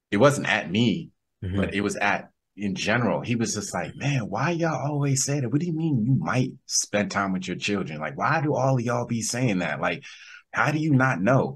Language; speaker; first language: English; native; English